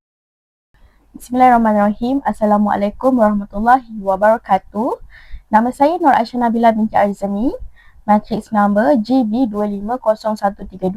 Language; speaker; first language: Malay; native; Malay